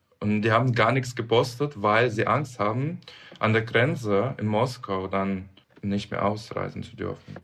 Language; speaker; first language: German; non-native, fluent; Russian